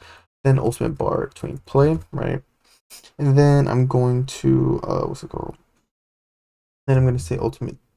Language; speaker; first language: English; native; English